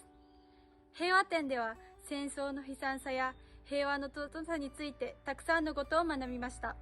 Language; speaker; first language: Japanese; early bilingual, heritage; Japanese